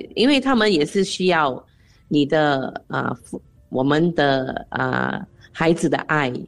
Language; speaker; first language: Chinese; non-native, local second language; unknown